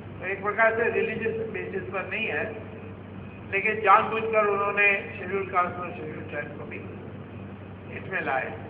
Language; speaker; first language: Hindi; non-native, local second language; Tamil